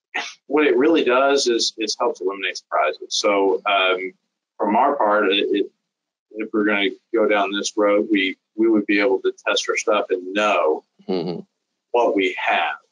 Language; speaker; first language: English; native; English